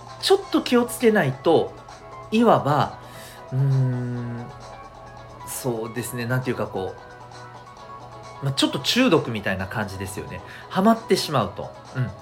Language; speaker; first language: Japanese; native; Japanese